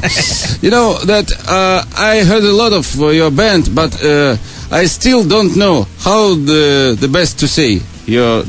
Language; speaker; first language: English; non-native, learner; Russian